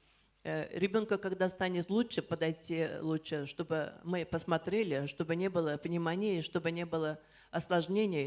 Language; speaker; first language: Russian; native; Russian